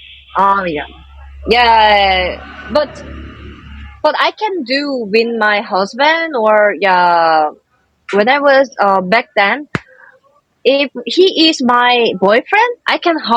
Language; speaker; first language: English; non-native, learner; Korean